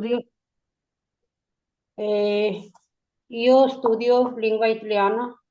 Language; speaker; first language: Italian; non-native, learner; Urdu